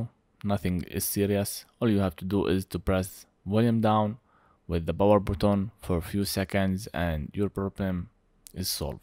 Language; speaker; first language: English; non-native, fluent; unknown